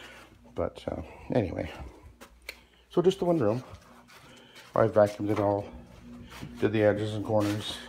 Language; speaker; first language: English; native; English